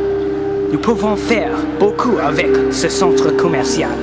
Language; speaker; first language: French; non-native, learner; English